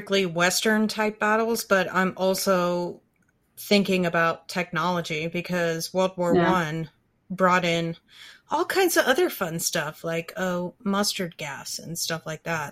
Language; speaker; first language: English; native; English